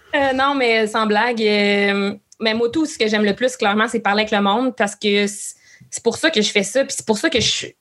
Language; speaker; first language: French; native; French